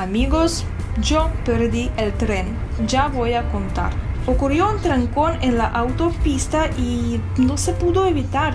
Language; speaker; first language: Spanish; non-native, fluent; Russian